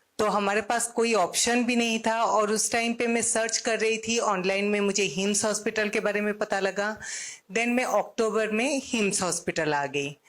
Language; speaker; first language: Hindi; non-native, local second language; Odia